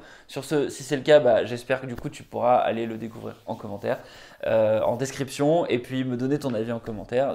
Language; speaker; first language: French; native; French